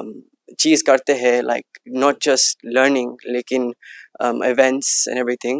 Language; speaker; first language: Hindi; early bilingual, heritage; English